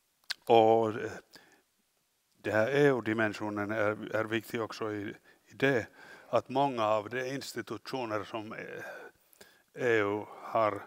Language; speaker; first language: Swedish; non-native, local second language; Finnish